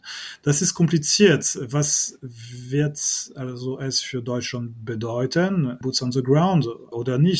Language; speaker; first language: German; non-native, fluent; French